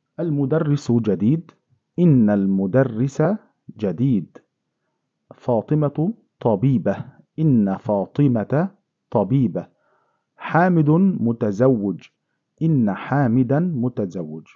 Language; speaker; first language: Arabic; non-native, fluent; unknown